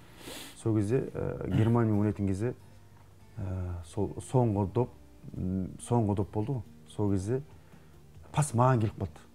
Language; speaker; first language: Kazakh; native; Kazakh